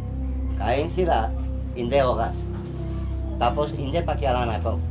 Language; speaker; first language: Filipino; non-native, learner; Spanish